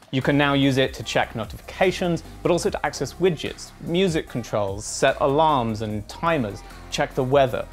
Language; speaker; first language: English; native; English